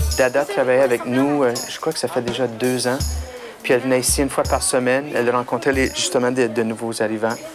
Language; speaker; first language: French; native; French